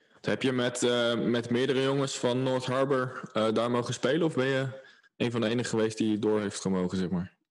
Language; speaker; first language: Dutch; native; Dutch